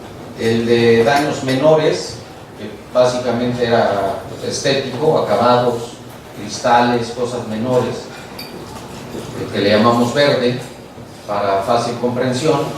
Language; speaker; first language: Spanish; native; Spanish